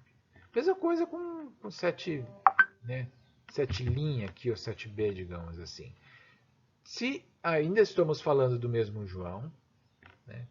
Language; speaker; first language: Portuguese; native; Portuguese